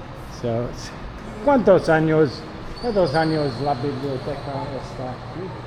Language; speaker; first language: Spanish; non-native, learner; English